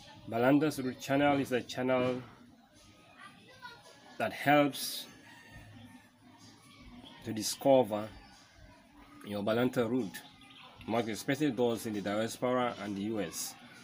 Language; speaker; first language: English; non-native, fluent; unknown